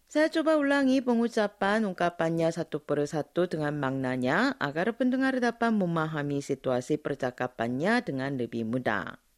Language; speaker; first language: Indonesian; non-native, fluent; Korean